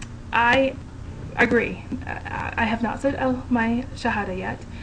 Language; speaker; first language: English; native; English